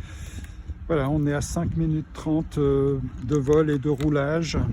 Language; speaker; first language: French; native; French